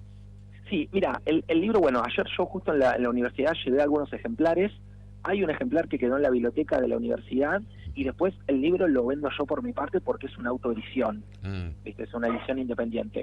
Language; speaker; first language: Spanish; native; Spanish